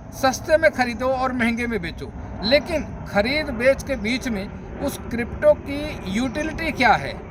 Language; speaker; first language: Hindi; native; Hindi